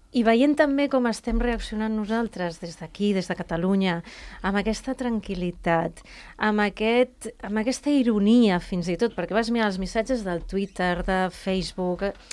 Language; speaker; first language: Catalan; native; Catalan